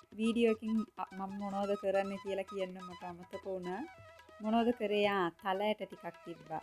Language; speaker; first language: Sinhala; non-native, local second language; Tamil